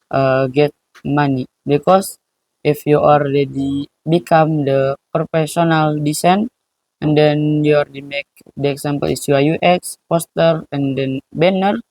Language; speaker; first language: English; non-native, learner; Indonesian